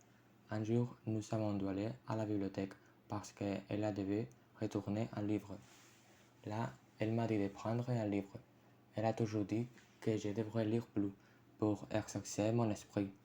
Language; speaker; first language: French; non-native, fluent; Spanish